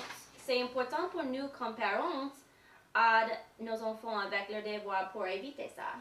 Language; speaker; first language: French; non-native, learner; English